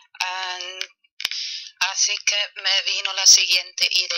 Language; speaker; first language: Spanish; non-native, fluent; German